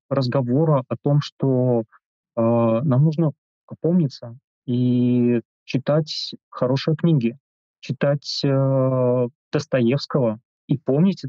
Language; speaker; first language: Russian; native; Russian